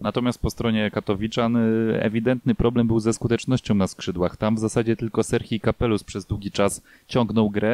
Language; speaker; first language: Polish; native; Polish